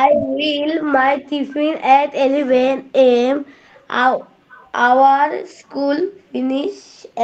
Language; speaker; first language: English; non-native, learner; Bangla